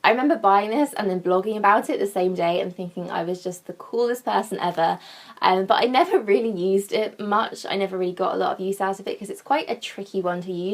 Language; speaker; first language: English; native; English